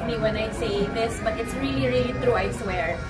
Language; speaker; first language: English; non-native, local second language; Cebuano